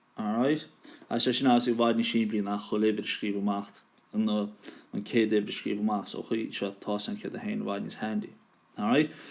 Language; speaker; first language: Irish; native; Irish